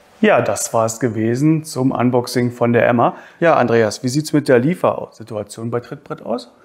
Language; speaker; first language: German; native; German